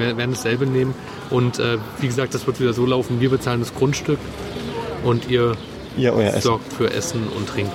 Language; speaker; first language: German; native; German